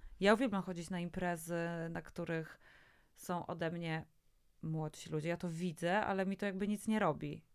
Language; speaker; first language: Polish; native; Polish